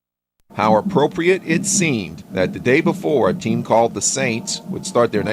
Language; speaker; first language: English; native; English